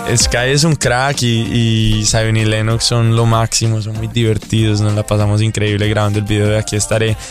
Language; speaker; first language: Spanish; native; Spanish